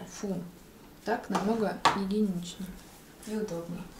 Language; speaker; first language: Russian; native; Russian